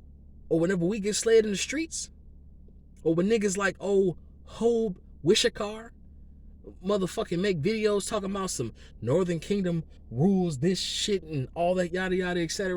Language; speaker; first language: English; native; English